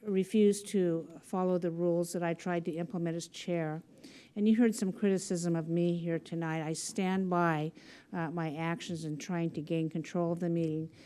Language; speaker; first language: English; native; English